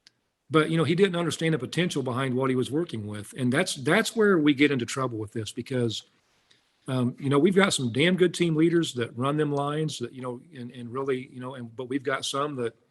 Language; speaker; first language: English; native; English